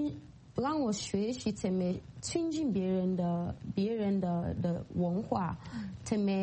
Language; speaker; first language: Chinese; non-native, fluent; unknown